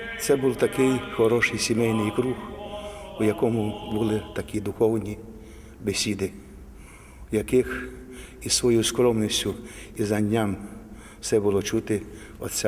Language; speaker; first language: Ukrainian; native; Ukrainian